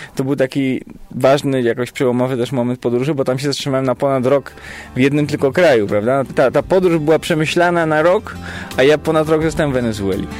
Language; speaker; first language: Polish; native; Polish